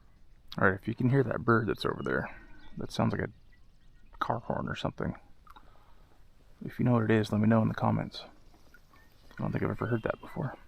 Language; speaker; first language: English; native; English